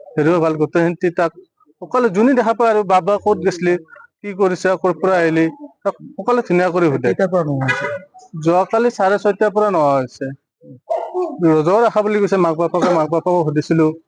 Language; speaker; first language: Assamese; native; Assamese